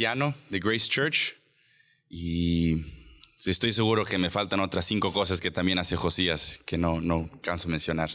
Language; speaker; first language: Spanish; native; Spanish